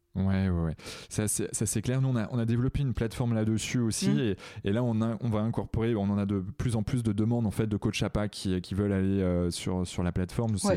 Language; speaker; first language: French; native; French